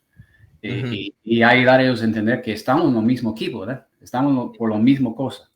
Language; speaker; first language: Spanish; non-native, fluent; English